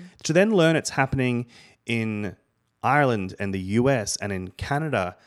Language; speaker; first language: English; native; English